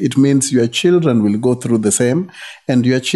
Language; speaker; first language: English; non-native, local second language; Luo (Kenya and Tanzania)